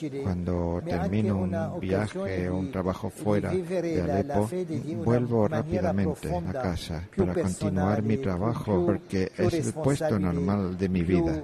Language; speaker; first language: Spanish; non-native, fluent; Arabic